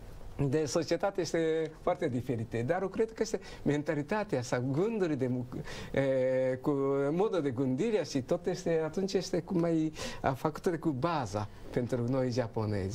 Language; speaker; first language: Romanian; non-native, learner; Japanese